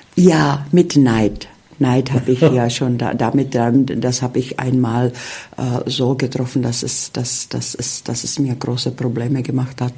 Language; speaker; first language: German; early bilingual, heritage; Czech